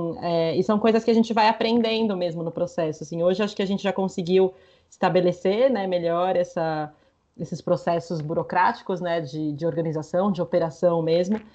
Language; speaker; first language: Portuguese; early bilingual, other home language; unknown